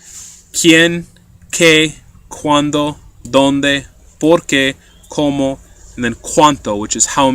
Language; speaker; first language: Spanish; non-native, fluent; English